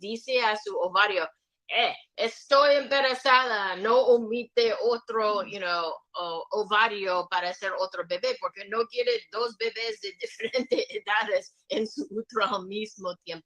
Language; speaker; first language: Spanish; non-native, learner; English